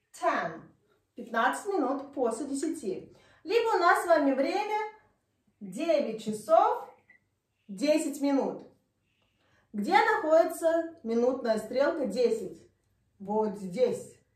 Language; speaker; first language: Russian; native; Russian